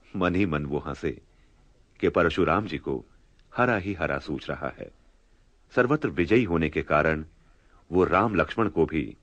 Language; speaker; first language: Hindi; native; Hindi